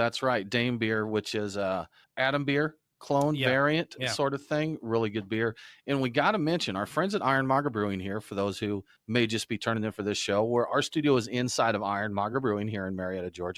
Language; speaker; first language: English; native; English